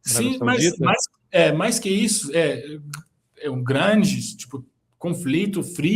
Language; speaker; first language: Portuguese; non-native, fluent; Turkish